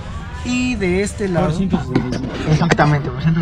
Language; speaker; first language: Spanish; native; Spanish